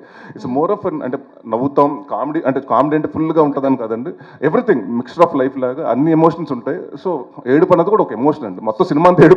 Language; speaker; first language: Telugu; native; Telugu